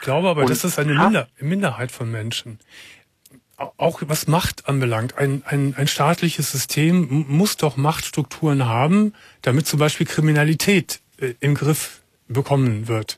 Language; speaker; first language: German; native; German